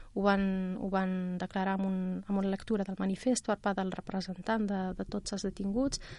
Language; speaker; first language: Catalan; non-native, fluent; Riffian